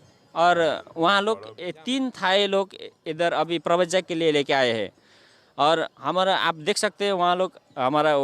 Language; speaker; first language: Hindi; non-native, learner; Nepali